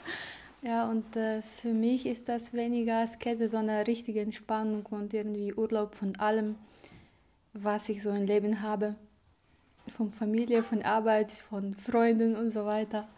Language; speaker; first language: German; non-native, fluent; Russian